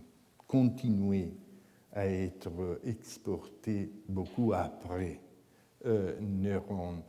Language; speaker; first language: French; non-native, fluent; Italian